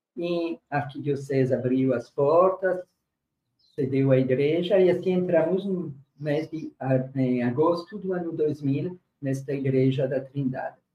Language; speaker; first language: Portuguese; non-native, fluent; French